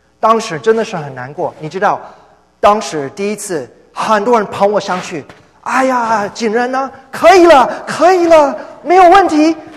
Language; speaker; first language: Chinese; non-native, fluent; English